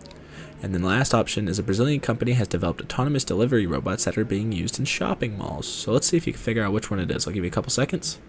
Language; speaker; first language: English; native; English